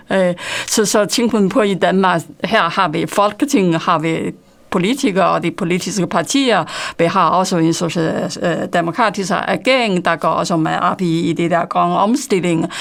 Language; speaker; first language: Danish; non-native, fluent; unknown